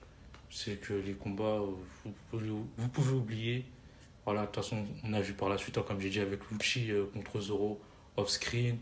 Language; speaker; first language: French; native; French